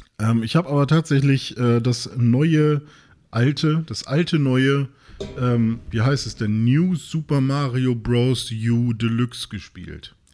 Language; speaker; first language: German; native; German